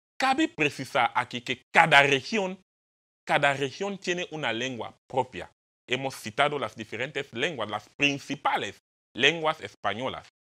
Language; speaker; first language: Spanish; non-native, fluent; French